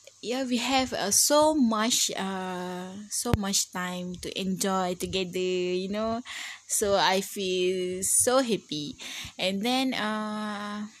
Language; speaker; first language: English; non-native, learner; Malay